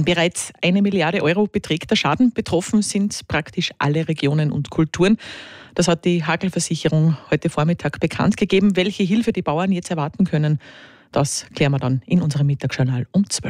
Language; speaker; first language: German; native; German